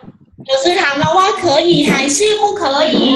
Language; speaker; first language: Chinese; non-native, fluent; Thai